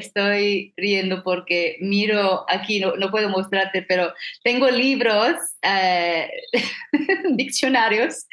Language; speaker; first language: Spanish; non-native, fluent; English